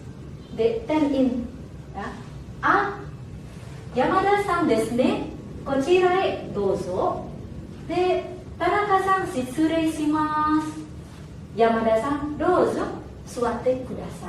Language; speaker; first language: Japanese; non-native, fluent; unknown